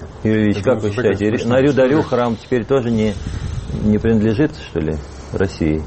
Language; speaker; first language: Russian; native; Russian